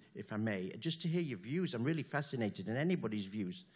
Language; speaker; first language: English; native; English